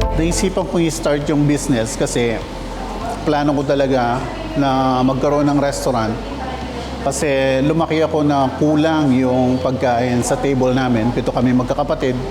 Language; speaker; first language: Filipino; non-native, local second language; Pampanga